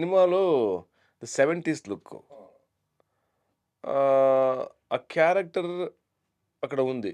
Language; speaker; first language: Telugu; non-native, learner; Kannada